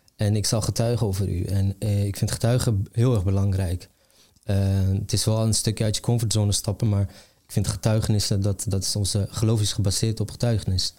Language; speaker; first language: Dutch; early bilingual, other home language; Armenian